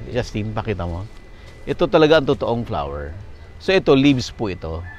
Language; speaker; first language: Filipino; native; Filipino